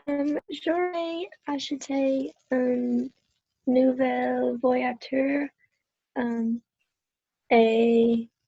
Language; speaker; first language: French; non-native, learner; English